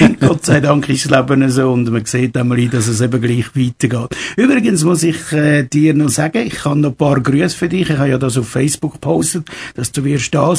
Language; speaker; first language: German; native; German